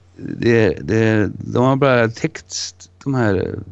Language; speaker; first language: Swedish; non-native, fluent; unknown